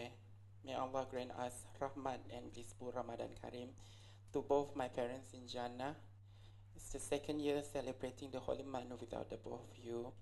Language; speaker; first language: English; non-native, local second language; Malay